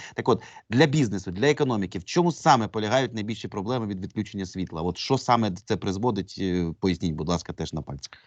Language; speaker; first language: Ukrainian; native; Ukrainian